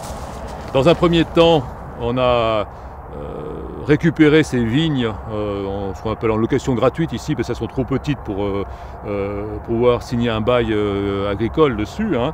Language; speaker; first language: French; native; French